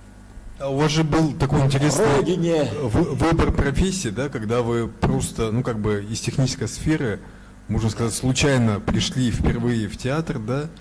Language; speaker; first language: Russian; native; Russian